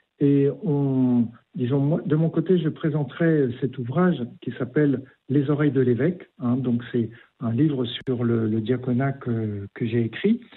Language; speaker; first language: French; native; French